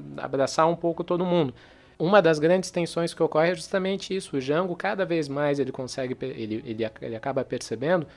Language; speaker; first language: Portuguese; native; Portuguese